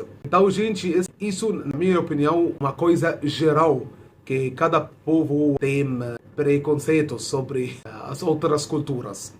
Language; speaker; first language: Portuguese; non-native, fluent; Arabic